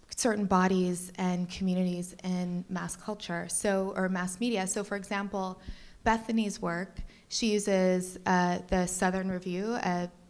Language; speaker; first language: English; native; English